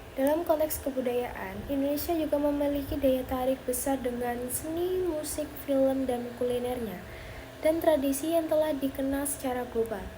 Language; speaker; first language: Indonesian; native; Indonesian